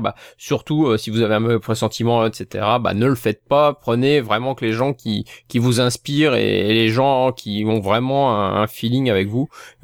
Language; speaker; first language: French; native; French